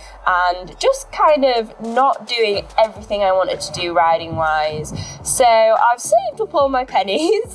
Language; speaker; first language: English; native; English